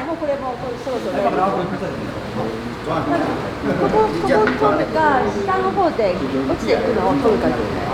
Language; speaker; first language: Japanese; non-native, fluent; Chinese